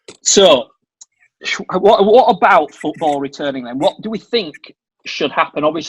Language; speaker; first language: English; native; English